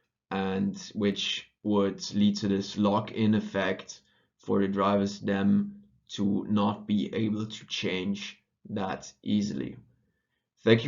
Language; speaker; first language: English; non-native, fluent; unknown